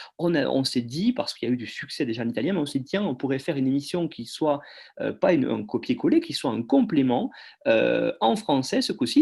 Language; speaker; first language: French; native; French